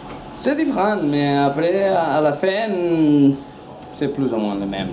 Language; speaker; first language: French; non-native, learner; Spanish